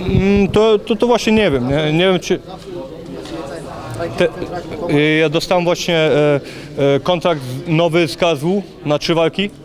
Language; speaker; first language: Polish; early bilingual, heritage; Polish